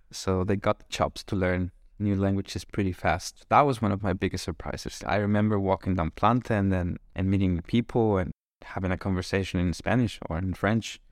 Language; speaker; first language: English; non-native, fluent; Spanish